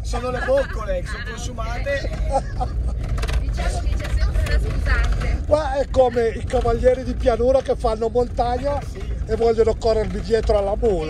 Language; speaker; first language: Italian; native; Italian